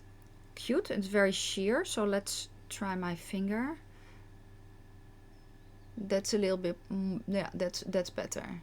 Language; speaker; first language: English; non-native, fluent; Dutch